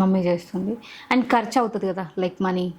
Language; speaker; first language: Telugu; native; Telugu